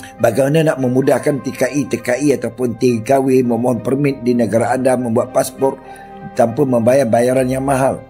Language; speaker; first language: Malay; native; Malay